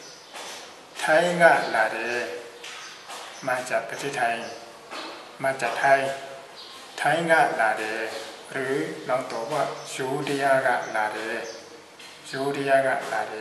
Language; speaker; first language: Thai; native; Thai